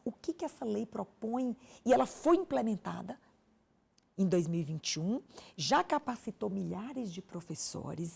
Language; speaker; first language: Portuguese; native; Portuguese